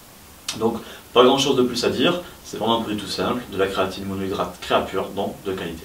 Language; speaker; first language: French; native; French